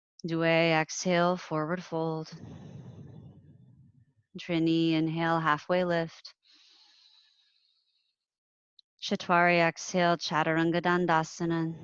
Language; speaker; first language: English; native; English